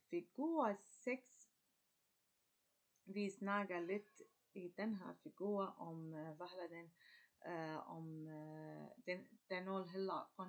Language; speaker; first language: Danish; non-native, learner; Arabic